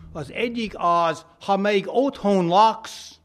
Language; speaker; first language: Hungarian; non-native, fluent; English